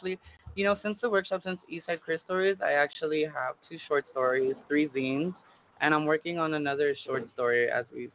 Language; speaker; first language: English; native; English